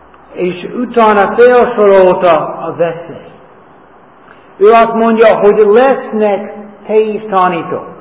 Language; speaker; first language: Hungarian; non-native, learner; English